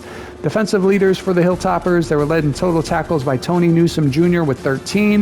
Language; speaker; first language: English; native; English